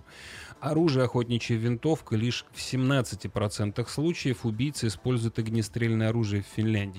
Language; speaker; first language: Russian; native; Russian